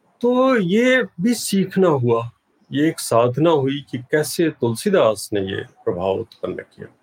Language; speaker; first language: Hindi; non-native, local second language; Bhojpuri